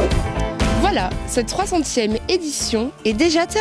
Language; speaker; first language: French; native; French